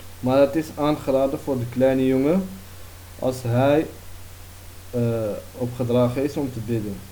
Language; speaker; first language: Dutch; early bilingual, other home language; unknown